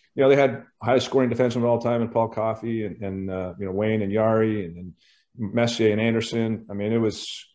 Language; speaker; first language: English; native; English